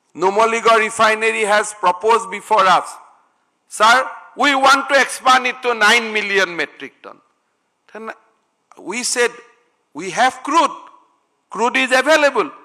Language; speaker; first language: English; non-native, local second language; Assamese